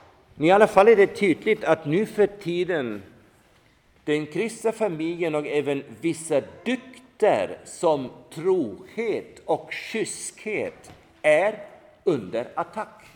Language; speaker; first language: Swedish; non-native, fluent; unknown